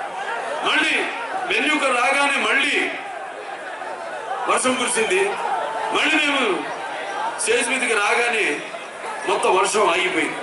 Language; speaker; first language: Telugu; native; Telugu